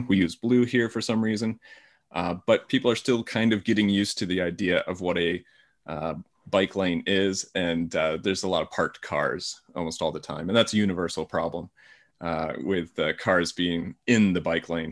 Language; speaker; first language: English; native; English